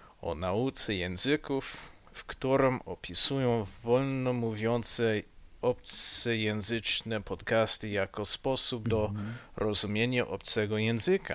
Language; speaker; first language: Polish; non-native, learner; English